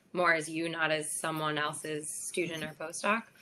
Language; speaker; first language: English; native; English